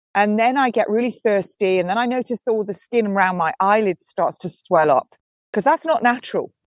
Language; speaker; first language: English; native; English